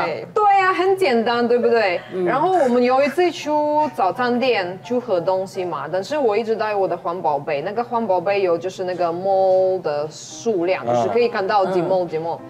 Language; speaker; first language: Chinese; non-native, fluent; Ukrainian